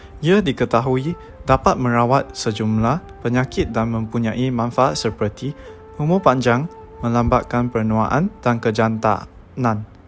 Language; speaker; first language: Malay; non-native, local second language; Tamil